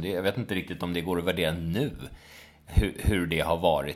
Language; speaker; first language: Swedish; native; Swedish